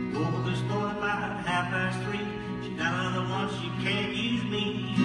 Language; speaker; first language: English; native; English